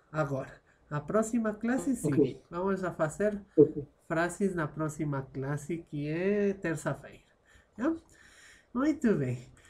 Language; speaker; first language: Portuguese; non-native, fluent; Spanish